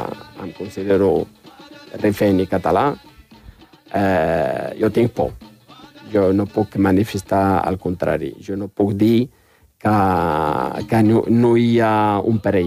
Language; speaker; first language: Catalan; non-native, fluent; Riffian